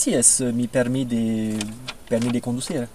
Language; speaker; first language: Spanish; non-native, learner; French